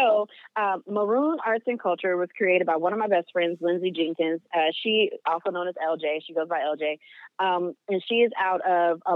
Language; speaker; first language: English; native; English